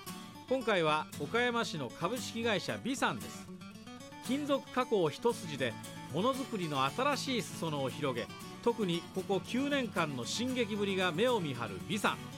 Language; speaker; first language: Japanese; native; Japanese